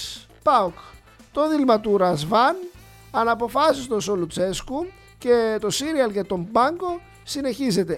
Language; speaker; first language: Greek; native; Greek